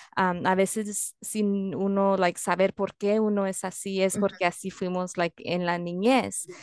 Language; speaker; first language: Spanish; early bilingual, heritage; Spanish